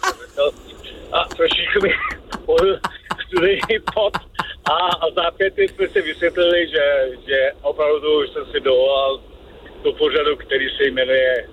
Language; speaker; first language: Czech; non-native, fluent; Persian